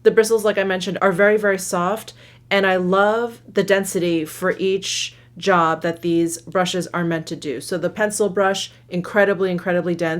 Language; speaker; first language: English; native; English